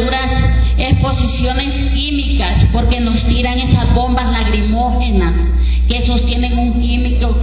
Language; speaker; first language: Spanish; native; Spanish